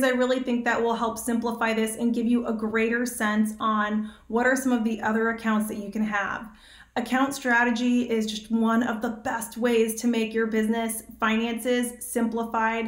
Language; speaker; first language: English; native; English